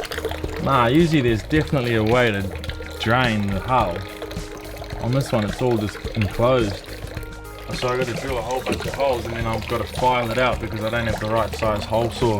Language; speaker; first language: English; native; English